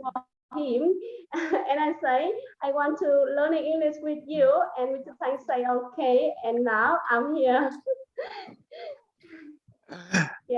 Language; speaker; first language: English; non-native, learner; Vietnamese